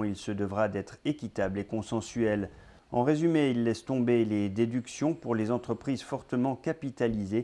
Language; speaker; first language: French; native; French